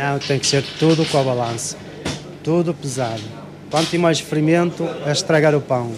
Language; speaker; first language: Portuguese; non-native, fluent; Arabic